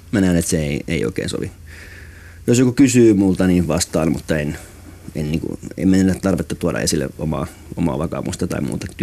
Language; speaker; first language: Finnish; native; Finnish